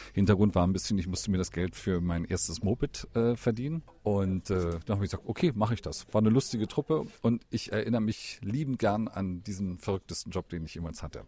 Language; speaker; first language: German; native; German